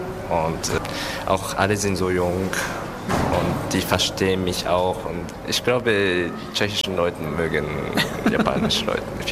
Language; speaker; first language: German; non-native, learner; Japanese